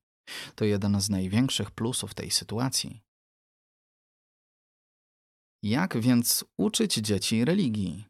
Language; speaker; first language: Polish; native; Polish